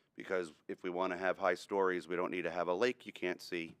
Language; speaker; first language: English; native; English